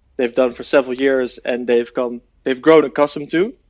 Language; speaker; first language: English; non-native, fluent; Dutch